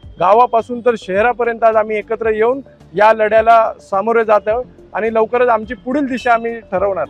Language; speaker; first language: Marathi; non-native, local second language; Lambadi